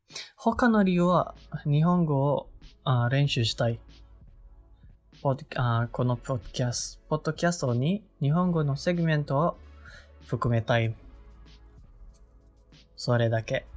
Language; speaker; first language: Japanese; non-native, learner; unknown